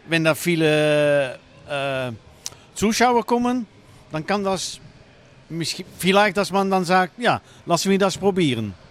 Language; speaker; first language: German; non-native, learner; Dutch